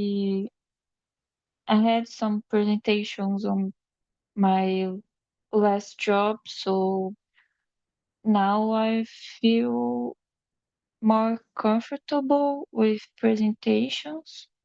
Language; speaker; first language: English; non-native, learner; Portuguese